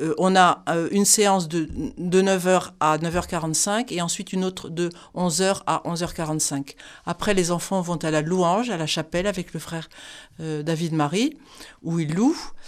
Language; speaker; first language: French; native; French